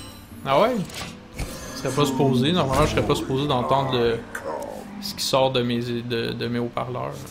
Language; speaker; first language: French; native; French